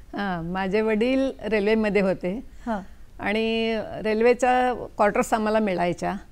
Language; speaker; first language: Marathi; non-native, local second language; Kannada